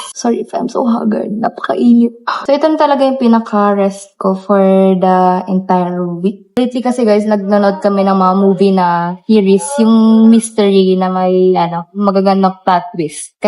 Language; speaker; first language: Filipino; native; Filipino